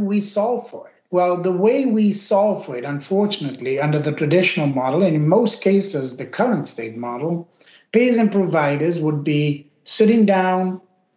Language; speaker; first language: English; native; English